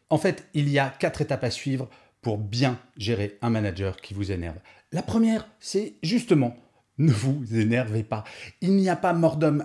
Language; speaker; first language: French; native; French